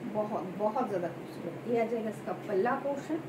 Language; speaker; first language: Hindi; non-native, local second language; Bangla